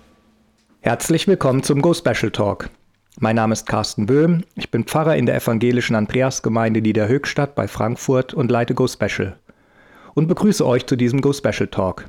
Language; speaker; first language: German; native; German